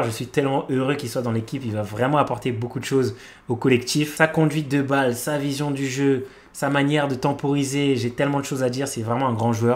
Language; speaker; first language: French; native; French